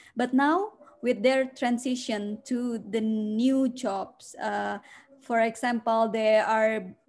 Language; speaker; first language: English; non-native, fluent; Indonesian